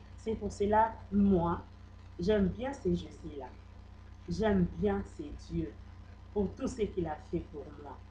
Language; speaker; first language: French; non-native, local second language; Lingala